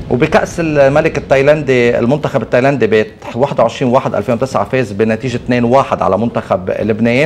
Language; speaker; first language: Arabic; native; Arabic